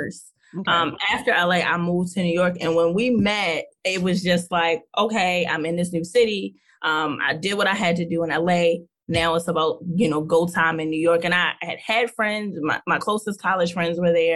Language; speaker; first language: English; native; English